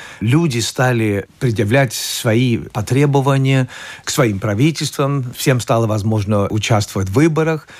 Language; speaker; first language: Russian; non-native, fluent; Swedish